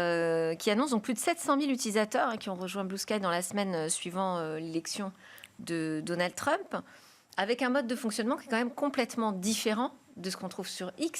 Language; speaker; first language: French; native; French